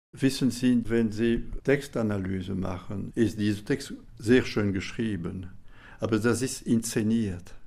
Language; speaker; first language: German; non-native, fluent; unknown